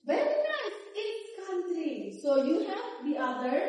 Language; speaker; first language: English; non-native, fluent; Indonesian